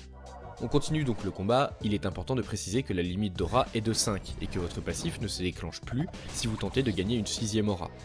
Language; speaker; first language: French; native; French